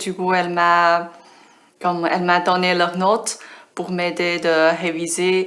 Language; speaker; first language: French; non-native, fluent; Chinese